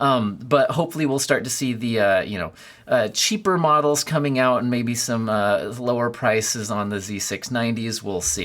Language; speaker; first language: English; native; English